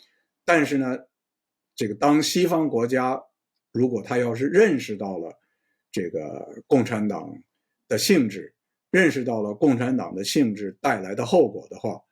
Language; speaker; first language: Chinese; native; Chinese